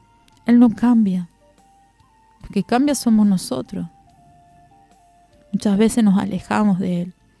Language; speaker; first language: Spanish; native; Spanish